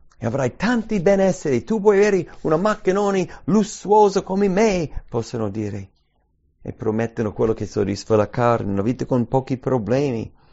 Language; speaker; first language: Italian; early bilingual, heritage; English